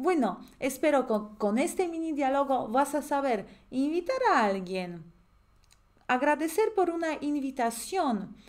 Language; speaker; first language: Spanish; non-native, fluent; Polish